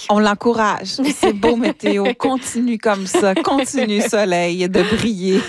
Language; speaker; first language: French; native; French